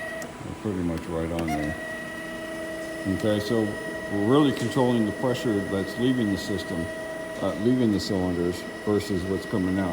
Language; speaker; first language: English; native; English